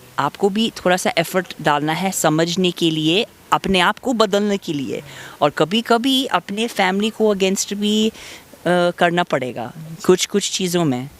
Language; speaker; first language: Hindi; non-native, fluent; English